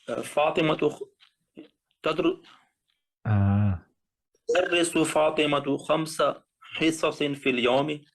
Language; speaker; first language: Arabic; non-native, learner; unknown